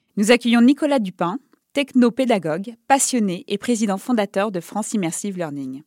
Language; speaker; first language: French; native; French